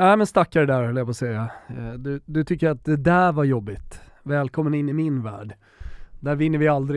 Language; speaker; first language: Swedish; native; Swedish